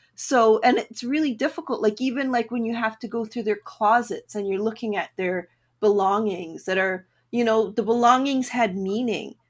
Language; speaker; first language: English; native; English